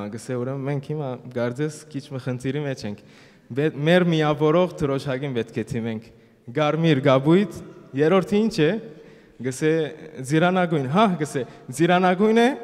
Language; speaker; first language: Armenian; early bilingual, heritage; Armenian